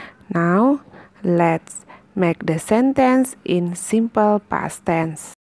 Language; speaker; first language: English; non-native, fluent; Indonesian